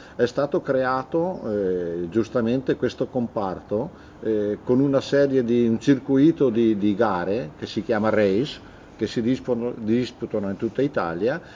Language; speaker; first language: Italian; native; Italian